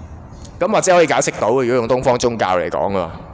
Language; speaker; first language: Cantonese; native; Cantonese